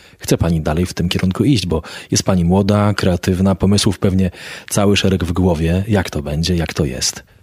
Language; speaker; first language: Polish; native; Polish